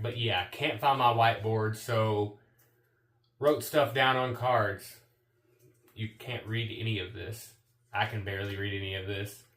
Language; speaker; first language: English; native; English